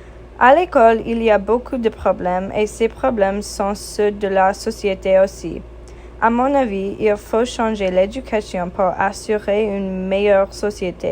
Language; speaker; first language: French; non-native, fluent; English